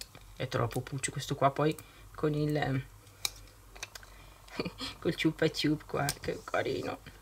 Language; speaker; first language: Italian; native; Italian